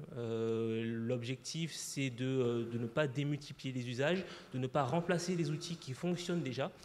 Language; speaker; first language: French; native; French